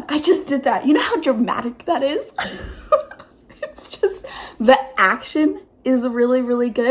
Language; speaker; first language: English; native; English